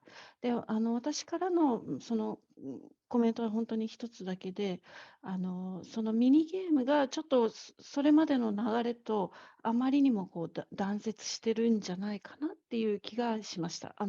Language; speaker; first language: Japanese; native; Japanese